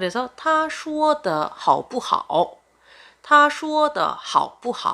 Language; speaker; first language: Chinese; non-native, fluent; Korean